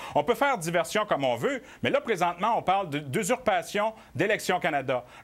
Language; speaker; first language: French; native; French